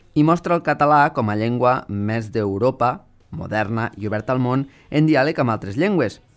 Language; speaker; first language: Catalan; native; Catalan